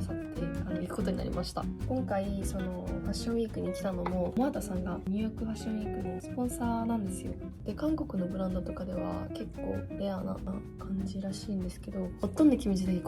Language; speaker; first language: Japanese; non-native, fluent; Korean